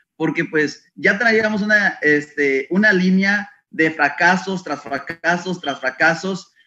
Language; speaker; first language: Spanish; native; Spanish